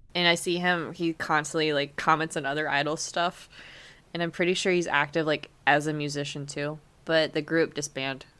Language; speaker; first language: English; native; English